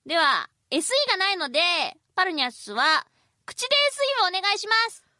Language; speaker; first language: Japanese; native; Japanese